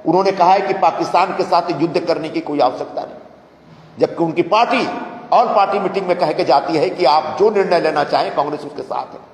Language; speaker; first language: Hindi; non-native, local second language; Marathi